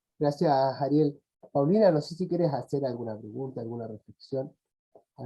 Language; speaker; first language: Spanish; native; Spanish